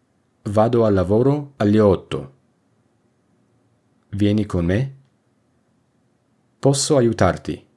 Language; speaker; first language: Italian; non-native, fluent; English